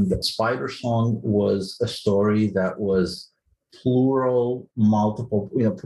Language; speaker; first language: English; non-native, fluent; Ukrainian